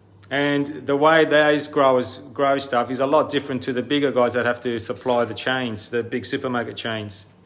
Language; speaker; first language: English; early bilingual, other home language; Italian